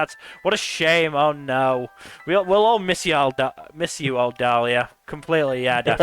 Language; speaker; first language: English; native; English